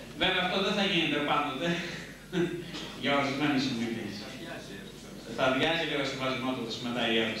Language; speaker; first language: Greek; native; Greek